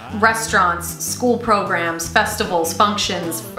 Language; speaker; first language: English; native; English